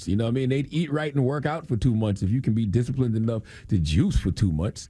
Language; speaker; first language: English; native; English